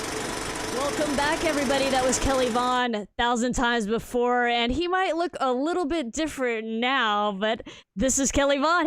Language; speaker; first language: English; native; English